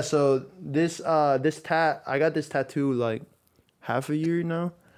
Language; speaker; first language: English; early bilingual, other home language; Spanish